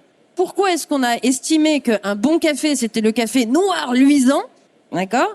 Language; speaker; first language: French; native; French